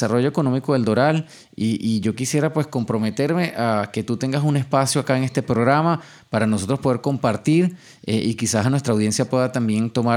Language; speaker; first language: Spanish; native; Spanish